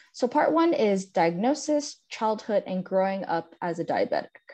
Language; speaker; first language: English; native; English